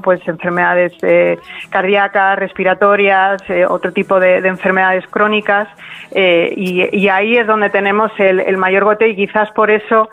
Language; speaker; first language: Spanish; native; Spanish